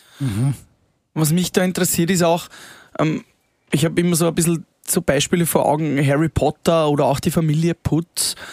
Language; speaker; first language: German; native; German